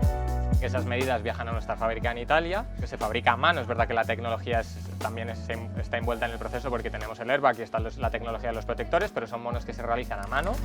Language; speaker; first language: Spanish; non-native, fluent; Italian